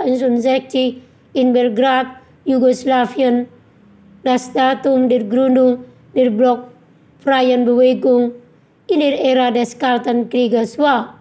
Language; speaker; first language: German; non-native, learner; Indonesian